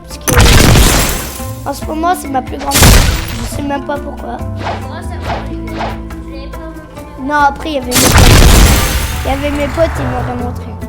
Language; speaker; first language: French; native; French